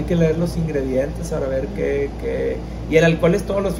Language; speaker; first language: Spanish; native; Spanish